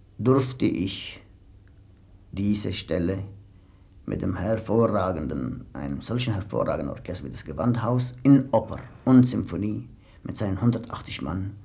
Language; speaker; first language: German; non-native, fluent; Armenian